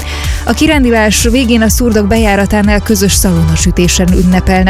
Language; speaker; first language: Hungarian; native; Hungarian